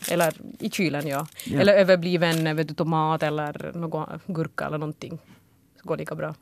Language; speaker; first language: Swedish; early bilingual, other home language; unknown